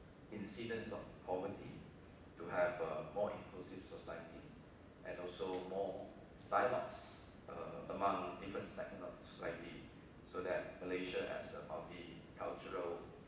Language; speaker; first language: English; non-native, local second language; Chinese